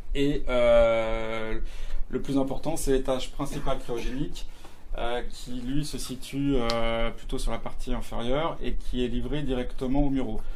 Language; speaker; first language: French; native; French